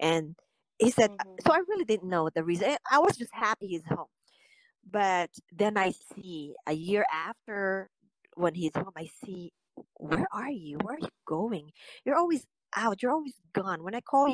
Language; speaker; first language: English; non-native, local second language; Filipino